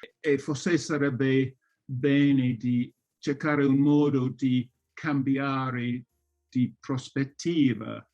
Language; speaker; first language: Italian; non-native, fluent; English